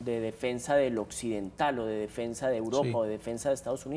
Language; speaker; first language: Spanish; native; Spanish